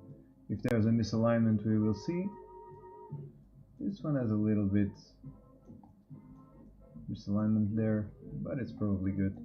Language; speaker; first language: English; non-native, fluent; Portuguese